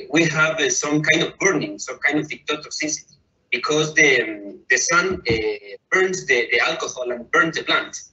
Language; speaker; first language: English; non-native, fluent; Spanish